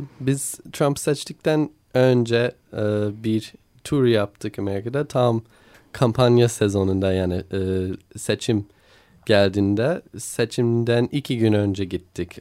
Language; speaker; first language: Turkish; non-native, learner; English